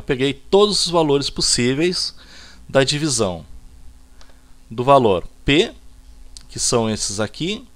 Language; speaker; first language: Portuguese; native; Portuguese